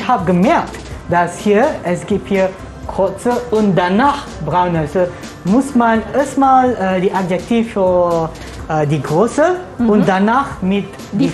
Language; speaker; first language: German; non-native, learner; Malay